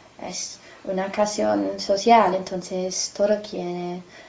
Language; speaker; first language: Spanish; non-native, fluent; English